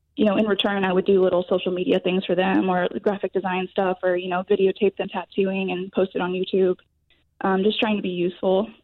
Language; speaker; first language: English; native; English